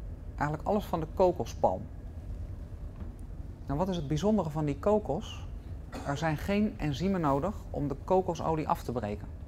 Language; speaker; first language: Dutch; native; Dutch